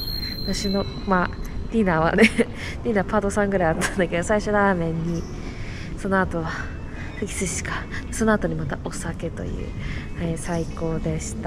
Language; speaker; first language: Japanese; native; Japanese